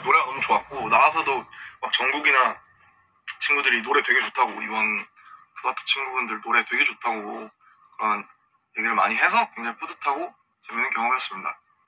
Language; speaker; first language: Korean; native; Korean